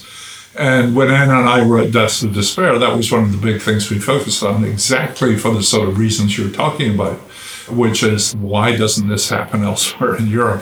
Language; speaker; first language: English; native; English